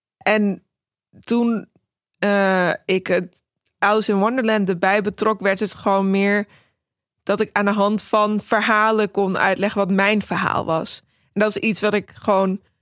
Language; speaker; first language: Dutch; early bilingual, other home language; Persian